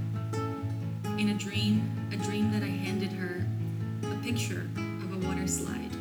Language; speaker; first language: English; non-native, fluent; Portuguese